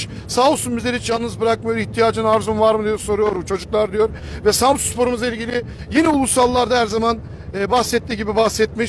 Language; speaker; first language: Turkish; native; Turkish